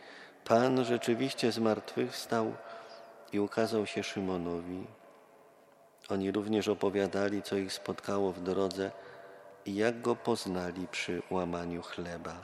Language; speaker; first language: Polish; native; Polish